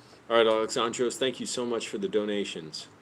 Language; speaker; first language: English; native; English